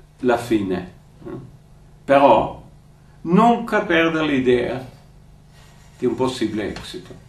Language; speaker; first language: Italian; non-native, fluent; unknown